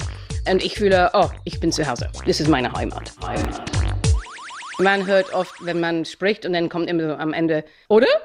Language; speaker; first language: German; non-native, fluent; English